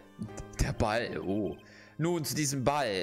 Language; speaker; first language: German; native; German